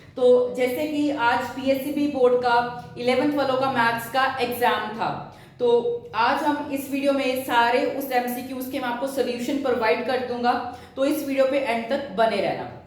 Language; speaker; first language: Hindi; non-native, local second language; Punjabi